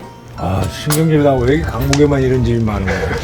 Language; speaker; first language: Korean; native; Korean